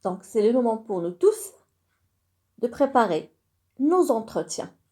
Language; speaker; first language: French; non-native, local second language; Arabic